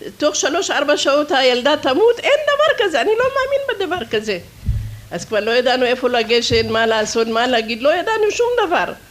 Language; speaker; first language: Hebrew; non-native, fluent; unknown